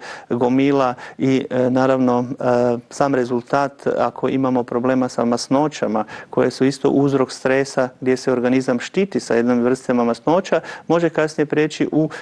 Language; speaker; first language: Croatian; native; Croatian